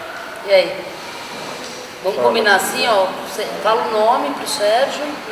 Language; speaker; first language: Portuguese; native; Portuguese